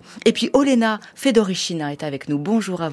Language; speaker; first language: French; native; French